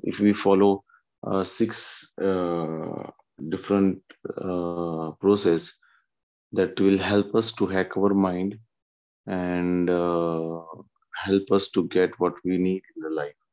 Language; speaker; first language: English; non-native, local second language; Gujarati